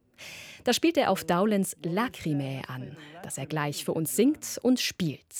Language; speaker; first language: German; native; German